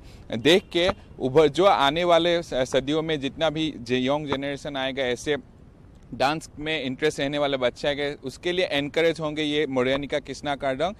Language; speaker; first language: Hindi; non-native, local second language; Assamese